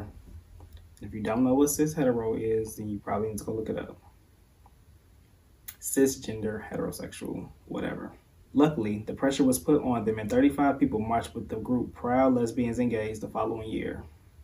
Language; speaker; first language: English; native; English